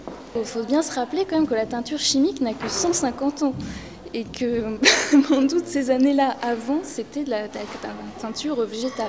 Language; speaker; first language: French; native; French